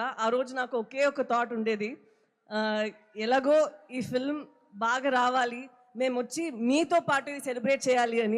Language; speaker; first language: Telugu; non-native, fluent; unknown